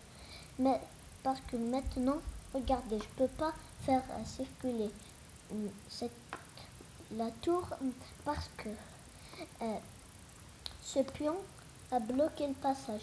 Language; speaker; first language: French; non-native, local second language; Arabic